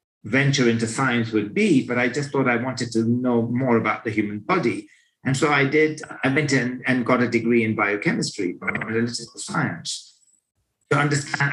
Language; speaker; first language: English; native; English